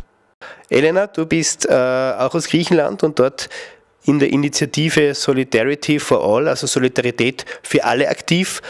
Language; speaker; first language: German; native; German